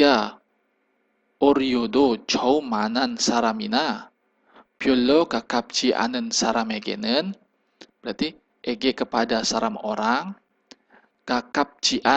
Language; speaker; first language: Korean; non-native, fluent; Indonesian